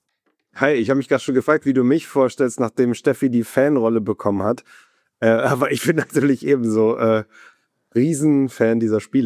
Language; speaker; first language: German; native; German